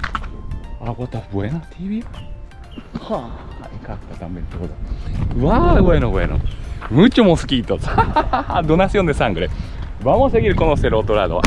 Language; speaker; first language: Spanish; non-native, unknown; Japanese